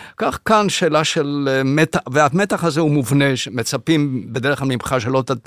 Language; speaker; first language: Hebrew; early bilingual, other home language; Spanish